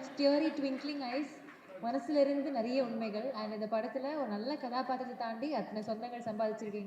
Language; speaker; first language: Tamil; native; Tamil